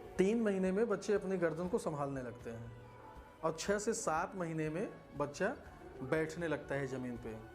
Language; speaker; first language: Hindi; native; Hindi